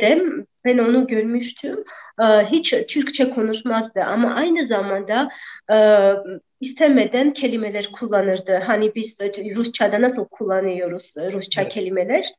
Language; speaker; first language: Turkish; non-native, fluent; Armenian